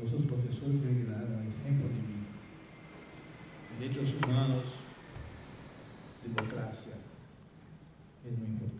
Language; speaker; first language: Spanish; non-native, fluent; Portuguese